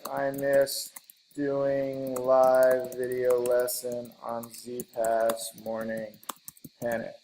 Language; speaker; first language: English; native; English